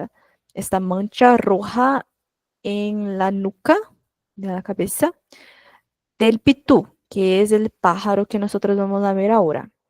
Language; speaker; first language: Spanish; non-native, fluent; Portuguese